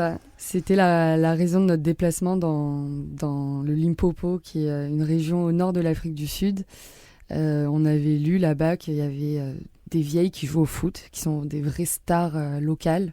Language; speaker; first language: French; native; French